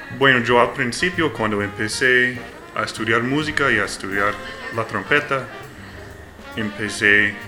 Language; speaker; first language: Spanish; non-native, learner; English